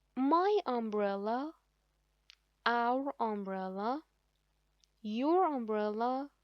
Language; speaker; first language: English; non-native, fluent; Persian